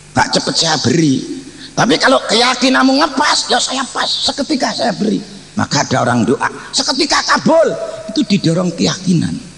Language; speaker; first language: Indonesian; non-native, local second language; Javanese